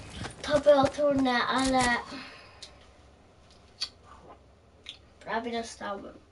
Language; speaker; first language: Polish; early bilingual, heritage; Polish